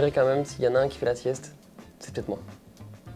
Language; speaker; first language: French; native; French